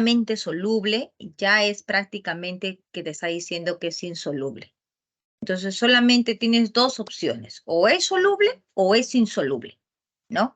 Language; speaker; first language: Spanish; native; Spanish